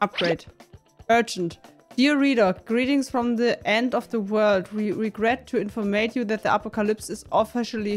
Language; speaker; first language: English; non-native, learner; German